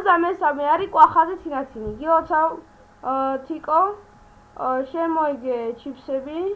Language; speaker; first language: Georgian; native; Georgian